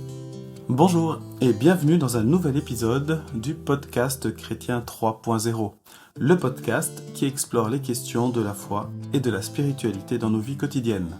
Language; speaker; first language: French; native; French